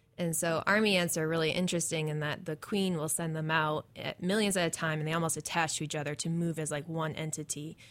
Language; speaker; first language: English; native; English